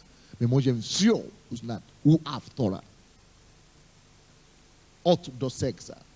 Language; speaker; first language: Russian; non-native, fluent; Yoruba